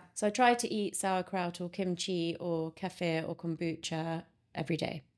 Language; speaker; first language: English; native; English